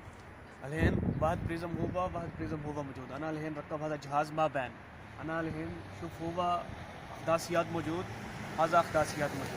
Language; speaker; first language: Arabic; non-native, learner; Urdu